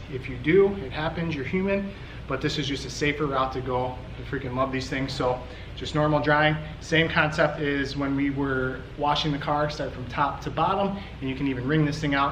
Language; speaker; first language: English; native; English